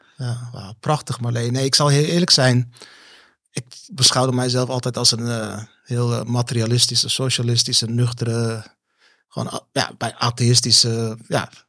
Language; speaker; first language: Dutch; early bilingual, other home language; Turkish